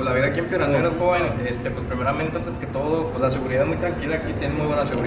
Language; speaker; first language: Spanish; native; Spanish